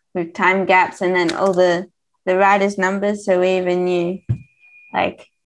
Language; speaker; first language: English; native; English